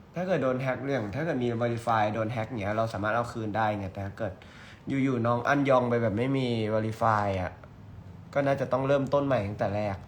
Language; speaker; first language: Thai; native; Thai